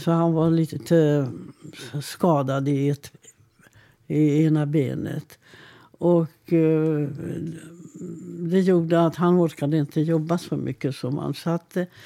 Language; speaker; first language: Swedish; non-native, fluent; Hungarian